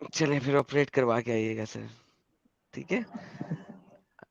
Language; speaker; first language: Hindi; native; Hindi